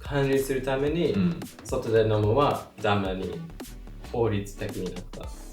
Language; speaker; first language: Japanese; non-native, learner; English